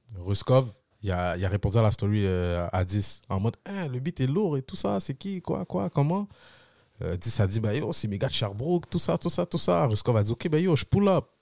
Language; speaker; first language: French; early bilingual, other home language; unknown